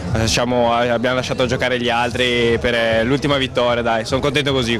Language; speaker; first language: Italian; native; Italian